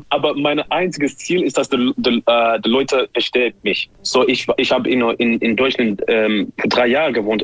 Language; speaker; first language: German; non-native, learner; English